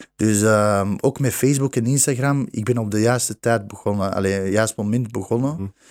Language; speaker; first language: Dutch; early bilingual, other home language; Bosnian